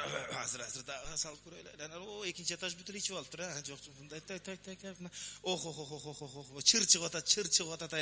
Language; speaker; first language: Kyrgyz; native; Kyrgyz